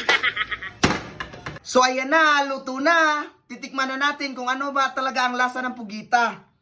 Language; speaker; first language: Filipino; non-native, local second language; Cebuano